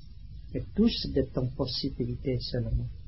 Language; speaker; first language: French; non-native, learner; Vietnamese